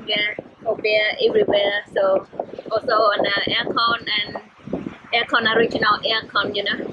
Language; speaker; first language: English; non-native, learner; Khmer